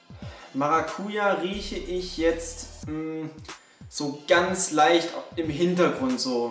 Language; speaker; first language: German; native; German